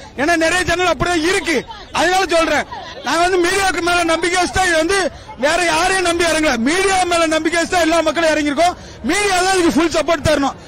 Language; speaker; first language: Tamil; native; Tamil